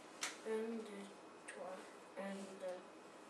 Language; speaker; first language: French; non-native, learner; English